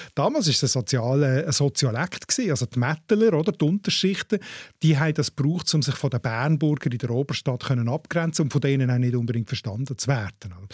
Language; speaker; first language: German; native; German